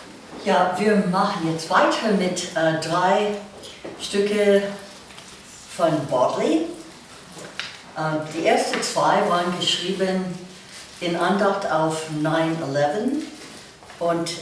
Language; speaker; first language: German; non-native, fluent; English